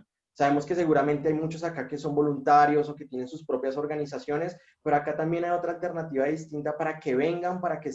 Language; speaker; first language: Spanish; native; Spanish